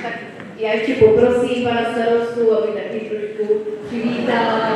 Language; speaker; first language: Czech; native; Czech